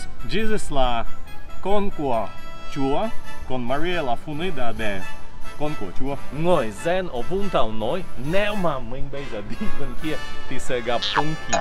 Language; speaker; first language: Vietnamese; non-native, fluent; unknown